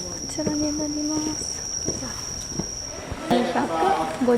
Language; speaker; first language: Japanese; non-native, fluent; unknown